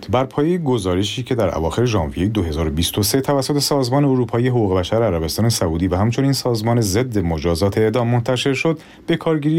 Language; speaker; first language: Persian; native; Persian